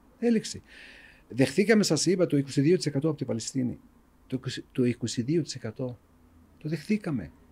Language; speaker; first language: Greek; non-native, fluent; Arabic